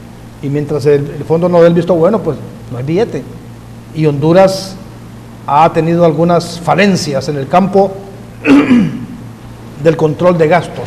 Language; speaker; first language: Spanish; native; Spanish